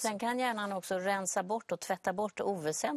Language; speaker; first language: Swedish; native; Swedish